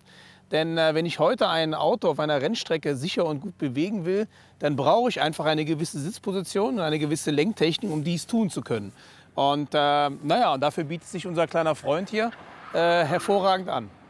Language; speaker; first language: German; native; German